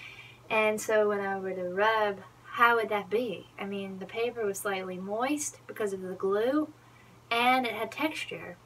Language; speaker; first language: English; native; English